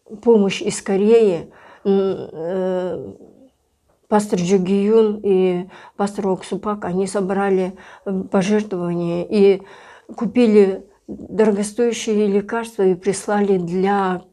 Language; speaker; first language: Russian; native; Russian